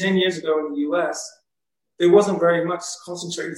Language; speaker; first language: English; native; English